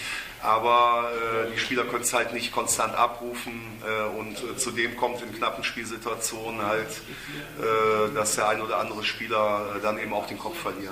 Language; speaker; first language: German; native; German